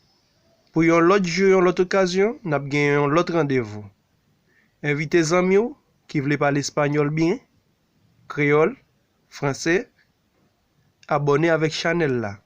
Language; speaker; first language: French; non-native, learner; Haitian Creole